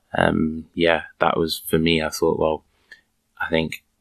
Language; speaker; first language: English; native; English